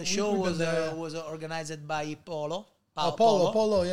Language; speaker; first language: English; non-native, learner; Italian